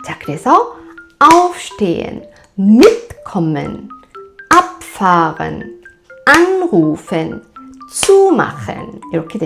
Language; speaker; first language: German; non-native, fluent; Korean